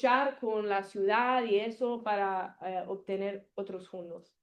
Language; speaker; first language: Spanish; non-native, learner; Italian